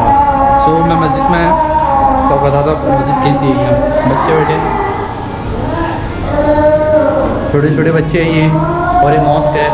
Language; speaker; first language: English; non-native, learner; Hindi